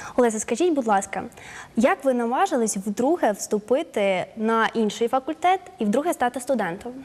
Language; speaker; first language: Ukrainian; native; Ukrainian